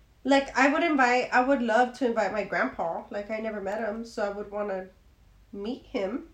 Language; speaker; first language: English; early bilingual, other home language; Spanish